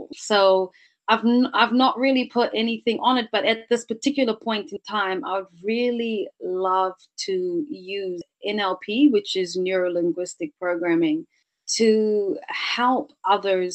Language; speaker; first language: English; native; English